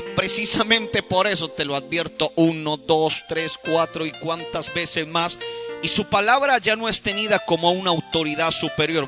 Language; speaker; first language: Spanish; native; Spanish